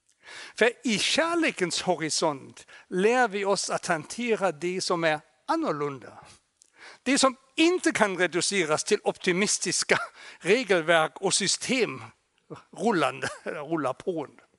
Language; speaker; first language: Swedish; non-native, fluent; German